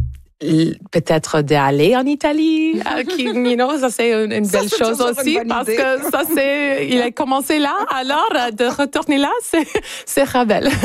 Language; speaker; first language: French; non-native, local second language; English